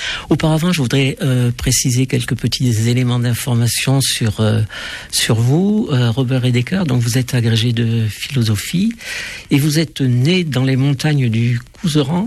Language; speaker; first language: French; native; French